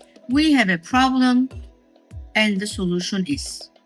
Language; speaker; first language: English; non-native, fluent; Turkish